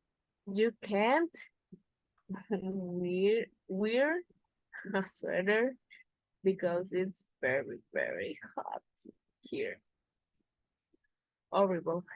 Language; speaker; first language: English; non-native, learner; Spanish